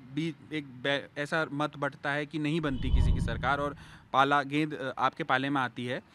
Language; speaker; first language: Hindi; native; Hindi